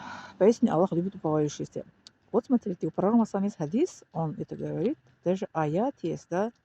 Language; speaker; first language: Russian; non-native, learner; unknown